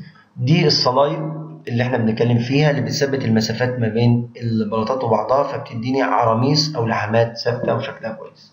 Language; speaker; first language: Arabic; native; Arabic